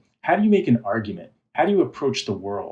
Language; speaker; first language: English; native; English